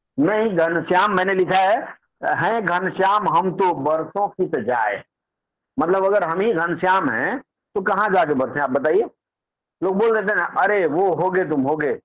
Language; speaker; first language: Hindi; native; Hindi